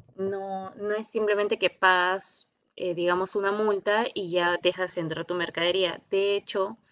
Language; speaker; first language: Spanish; native; Spanish